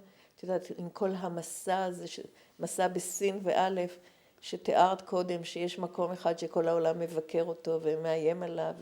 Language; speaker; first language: Hebrew; native; Hebrew